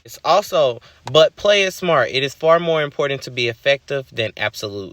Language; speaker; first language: English; native; English